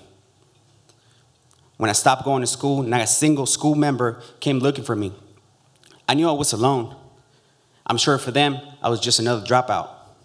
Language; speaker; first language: English; early bilingual, other home language; Spanish